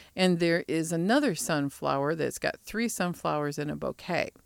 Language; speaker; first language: English; native; English